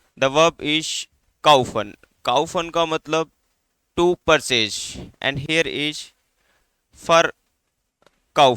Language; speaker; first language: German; non-native, fluent; Hindi